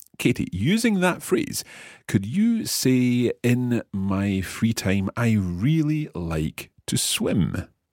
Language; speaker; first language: English; native; English